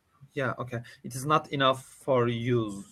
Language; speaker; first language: English; non-native, learner; Turkish